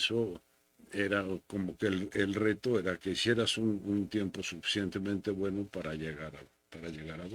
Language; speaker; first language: Spanish; native; Spanish